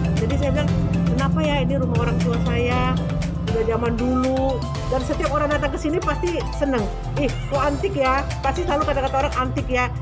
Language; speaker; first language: Indonesian; native; Indonesian